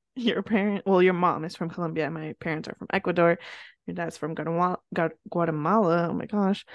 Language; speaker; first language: English; early bilingual, other home language; Spanish